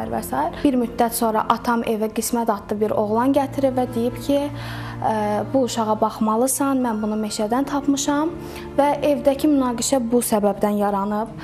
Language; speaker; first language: Azerbaijani; early bilingual, heritage; Azerbaijani